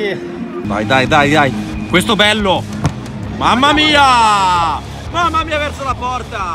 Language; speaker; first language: Italian; native; Italian